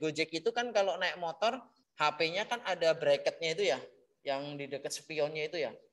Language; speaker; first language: Indonesian; native; Indonesian